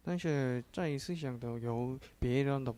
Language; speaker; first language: Chinese; non-native, learner; Korean